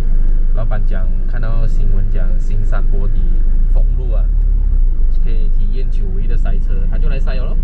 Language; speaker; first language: Chinese; native; Chinese